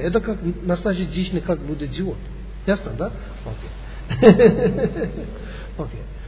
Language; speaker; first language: Russian; non-native, learner; Tibetan